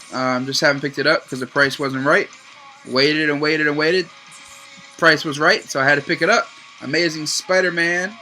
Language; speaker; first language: English; native; English